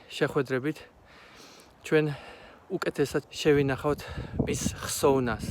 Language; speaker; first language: Georgian; native; Georgian